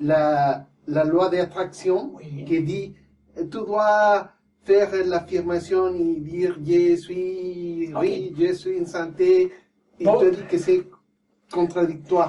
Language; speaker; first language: French; non-native, fluent; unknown